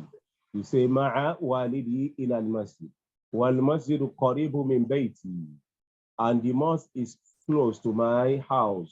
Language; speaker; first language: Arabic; non-native, fluent; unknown